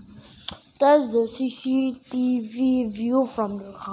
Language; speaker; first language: English; non-native, local second language; Malay